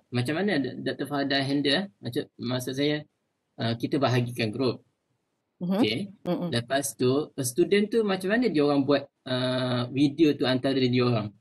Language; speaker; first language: Malay; native; Malay